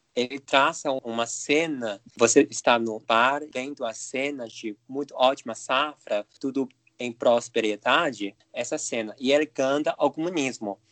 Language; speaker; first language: Portuguese; non-native, fluent; Chinese